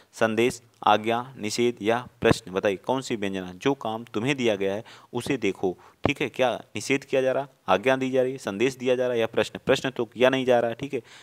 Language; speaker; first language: Hindi; native; Hindi